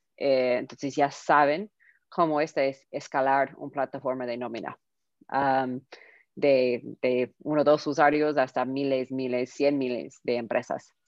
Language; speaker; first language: Spanish; non-native, fluent; English